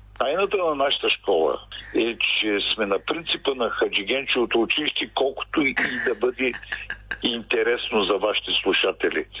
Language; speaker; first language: Bulgarian; native; Bulgarian